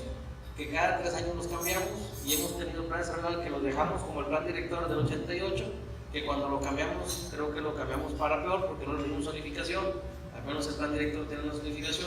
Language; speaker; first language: Spanish; native; Spanish